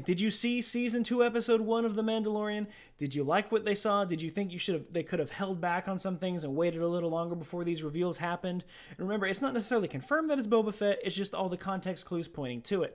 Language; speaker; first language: English; native; English